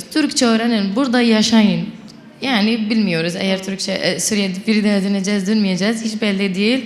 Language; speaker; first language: Turkish; non-native, local second language; Arabic